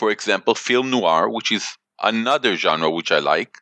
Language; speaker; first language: English; non-native, fluent; Hebrew